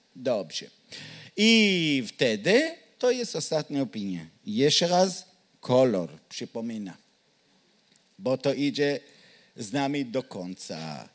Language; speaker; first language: Polish; non-native, learner; Hebrew